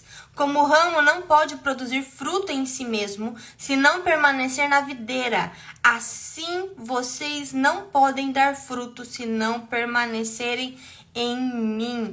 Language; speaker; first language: Portuguese; native; Portuguese